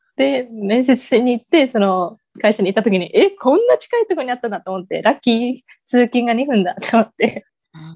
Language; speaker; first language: Japanese; early bilingual, heritage; Japanese